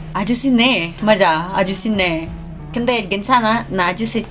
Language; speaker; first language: Korean; non-native, learner; Indonesian